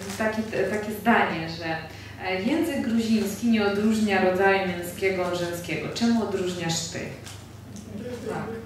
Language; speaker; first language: Polish; non-native, fluent; Georgian